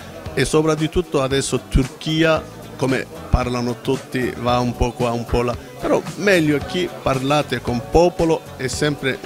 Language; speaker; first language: Italian; non-native, learner; Turkish